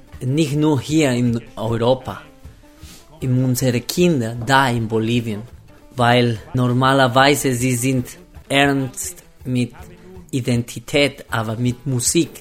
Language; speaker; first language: German; non-native, learner; Spanish